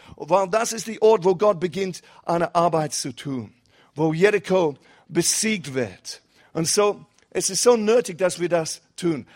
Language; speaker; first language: German; non-native, fluent; English